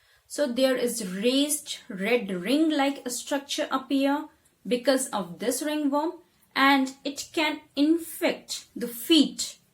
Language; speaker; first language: English; non-native, local second language; Hindi